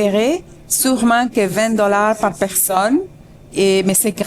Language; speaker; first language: French; non-native, fluent; Spanish